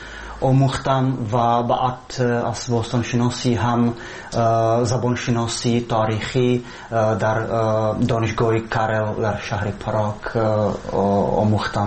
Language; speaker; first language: Persian; non-native, fluent; Czech